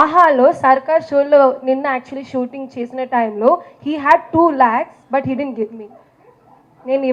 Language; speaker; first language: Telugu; non-native, fluent; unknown